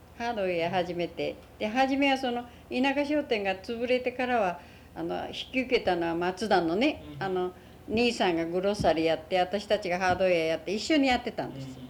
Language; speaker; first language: Japanese; native; Japanese